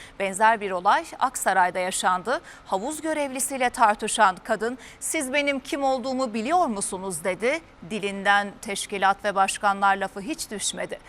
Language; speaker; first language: Turkish; native; Turkish